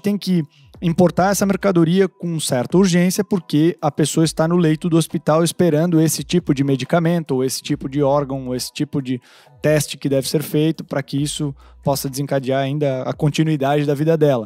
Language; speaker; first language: Portuguese; native; Portuguese